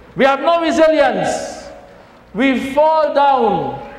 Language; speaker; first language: English; native; English